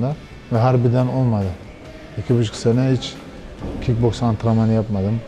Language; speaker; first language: Turkish; early bilingual, heritage; Turkish